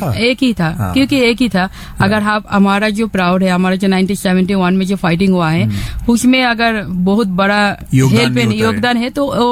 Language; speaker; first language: Hindi; non-native, fluent; Bangla